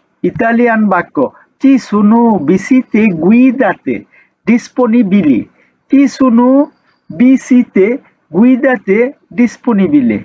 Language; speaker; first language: Italian; non-native, learner; Bangla